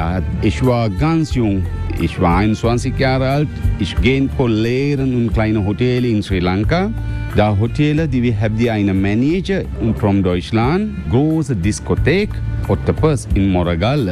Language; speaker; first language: German; non-native, learner; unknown